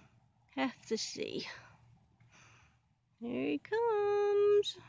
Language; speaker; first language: English; native; English